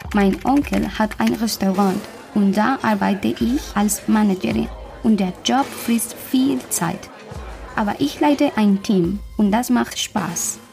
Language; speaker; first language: German; non-native, fluent; Spanish